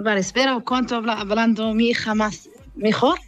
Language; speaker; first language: Spanish; non-native, learner; Arabic